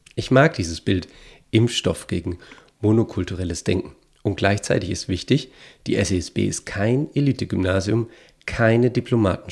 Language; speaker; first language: German; native; German